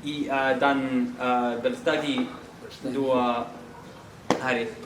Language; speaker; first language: Indonesian; non-native, learner; English